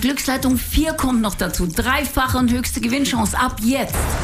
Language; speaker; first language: German; native; German